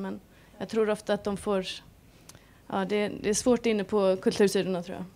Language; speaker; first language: Swedish; non-native, fluent; Icelandic